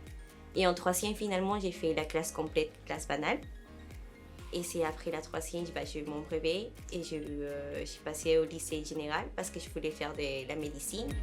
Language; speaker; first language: French; non-native, fluent; Spanish